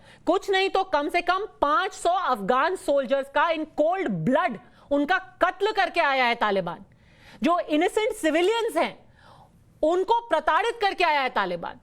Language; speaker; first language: Hindi; native; Hindi